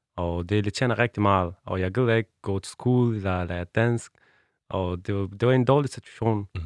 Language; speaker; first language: Danish; non-native, learner; Persian